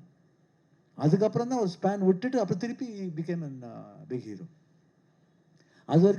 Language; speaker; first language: Tamil; non-native, local second language; Kannada